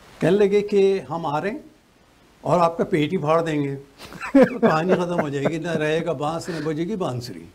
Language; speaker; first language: Urdu; native; Urdu